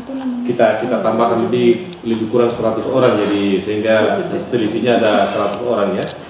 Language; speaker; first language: Indonesian; native; Indonesian